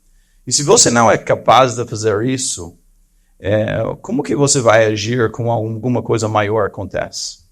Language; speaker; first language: Portuguese; non-native, fluent; English